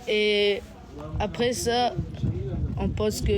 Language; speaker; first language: French; non-native, local second language; Kinyarwanda